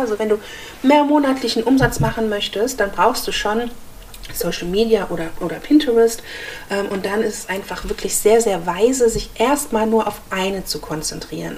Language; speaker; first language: German; native; German